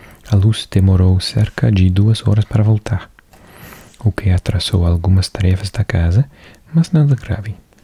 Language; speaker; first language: Portuguese; non-native, learner; English